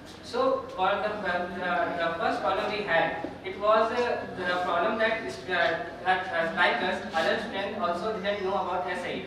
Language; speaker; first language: English; non-native, local second language; Hindi